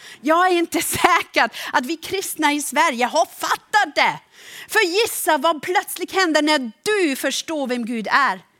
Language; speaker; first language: Swedish; non-native, fluent; German